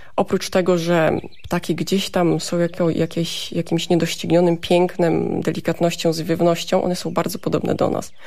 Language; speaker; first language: Polish; native; Polish